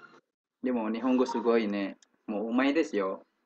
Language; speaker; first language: Japanese; non-native, learner; Indonesian